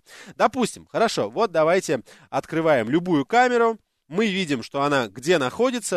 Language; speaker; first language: Russian; native; Russian